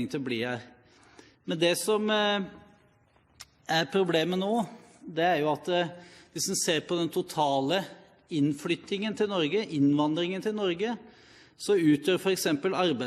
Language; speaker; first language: Norwegian; native; Norwegian